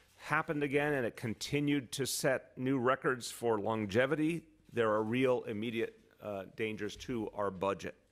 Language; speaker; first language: English; native; English